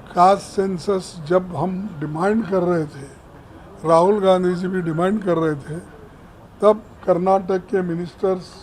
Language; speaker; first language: Hindi; non-native, local second language; Kannada